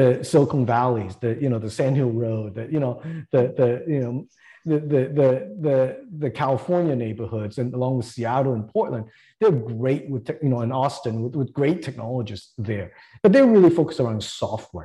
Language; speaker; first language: English; non-native, local second language; Cantonese